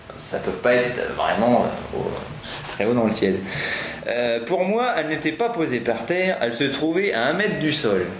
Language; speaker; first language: French; native; French